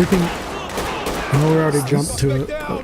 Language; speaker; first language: English; native; English